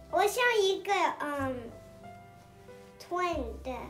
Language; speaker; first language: Chinese; early bilingual, heritage; Chinese